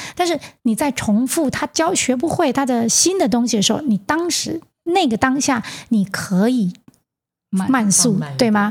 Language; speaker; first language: Chinese; native; Chinese